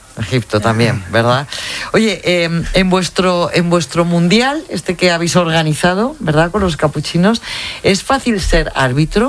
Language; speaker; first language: Spanish; native; Spanish